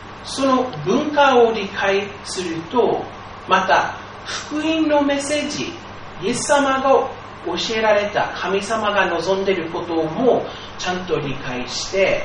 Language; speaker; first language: Japanese; non-native, fluent; English